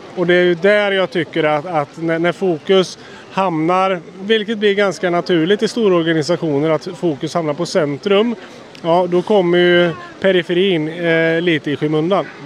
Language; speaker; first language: Swedish; native; Swedish